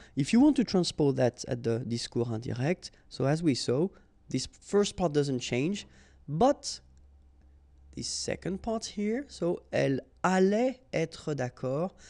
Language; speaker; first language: English; non-native, fluent; French